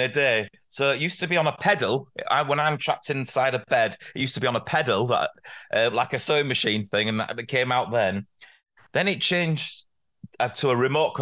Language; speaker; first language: English; native; English